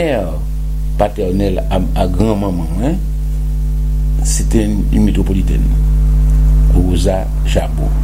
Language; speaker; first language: French; non-native, local second language; Guadeloupean Creole French